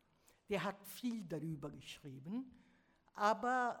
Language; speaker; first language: German; non-native, fluent; Italian